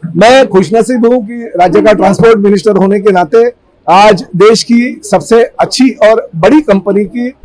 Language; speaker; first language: Hindi; non-native, local second language; Marathi